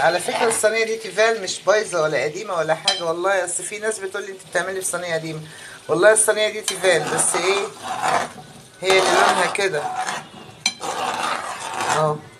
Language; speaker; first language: Arabic; native; Arabic